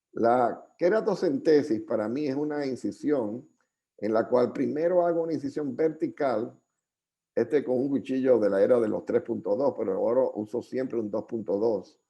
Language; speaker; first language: Spanish; native; Spanish